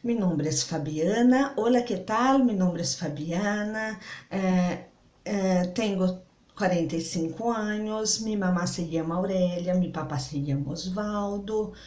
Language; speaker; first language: Spanish; non-native, learner; Portuguese